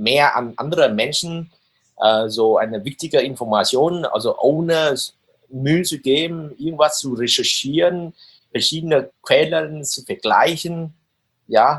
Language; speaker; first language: German; non-native, fluent; Vietnamese